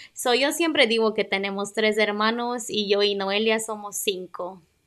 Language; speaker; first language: Spanish; native; Spanish